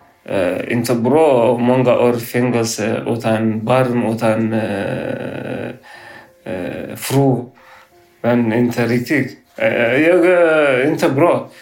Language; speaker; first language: Swedish; non-native, learner; Tigrinya